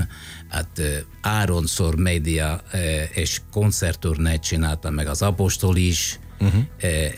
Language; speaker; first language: Hungarian; non-native, fluent; Italian